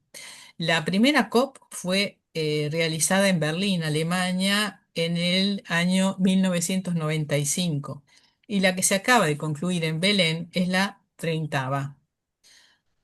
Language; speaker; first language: Spanish; native; Spanish